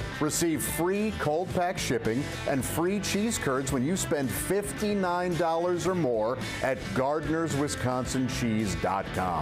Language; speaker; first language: English; native; English